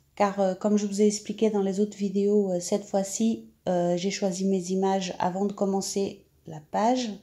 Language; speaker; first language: French; native; French